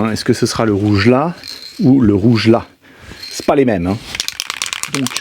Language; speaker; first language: French; native; French